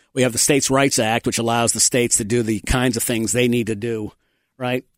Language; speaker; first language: English; native; English